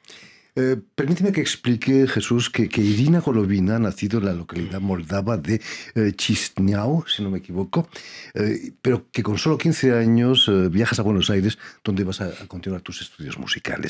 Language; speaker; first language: Spanish; native; Spanish